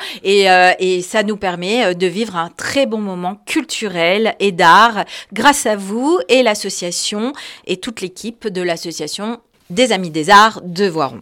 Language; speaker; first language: French; native; French